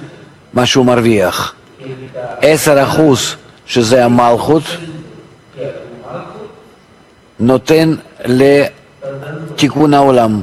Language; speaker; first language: Hebrew; non-native, fluent; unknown